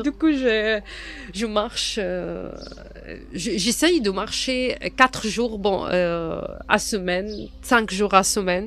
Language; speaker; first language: French; non-native, fluent; Arabic